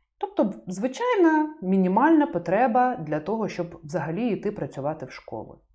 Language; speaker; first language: Ukrainian; native; Ukrainian